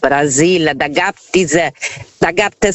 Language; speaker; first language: German; non-native, learner; Portuguese